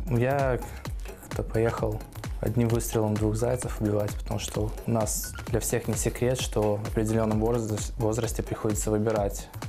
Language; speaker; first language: Russian; native; Russian